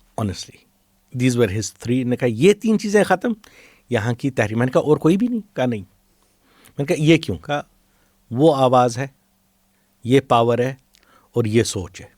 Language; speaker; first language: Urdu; non-native, local second language; Kashmiri